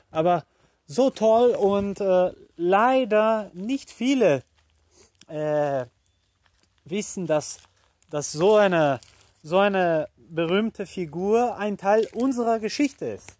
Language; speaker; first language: German; early bilingual, heritage; Portuguese